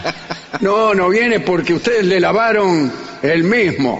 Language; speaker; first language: Spanish; native; Spanish